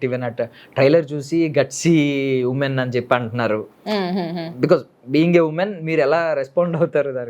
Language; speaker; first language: Telugu; native; Telugu